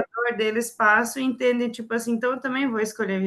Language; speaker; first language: Portuguese; native; Portuguese